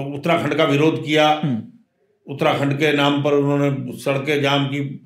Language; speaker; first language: Hindi; native; Hindi